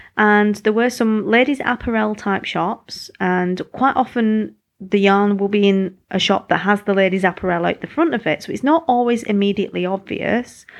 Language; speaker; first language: English; native; English